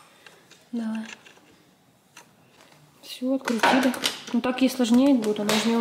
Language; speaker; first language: Russian; native; Russian